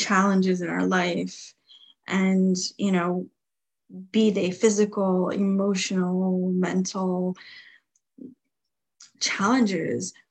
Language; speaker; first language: English; native; English